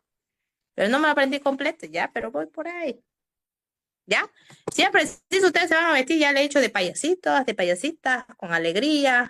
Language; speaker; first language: Spanish; native; Spanish